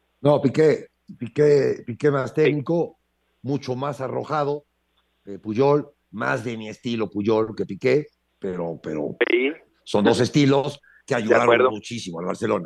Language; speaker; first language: Spanish; native; Spanish